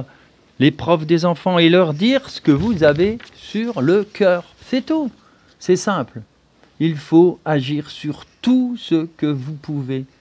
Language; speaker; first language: French; native; French